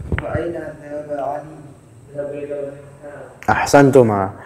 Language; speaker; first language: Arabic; non-native, fluent; Indonesian